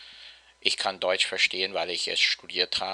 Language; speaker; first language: German; non-native, fluent; English